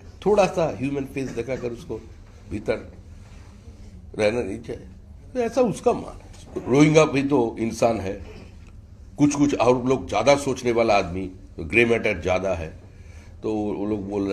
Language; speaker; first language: Hindi; non-native, local second language; Bangla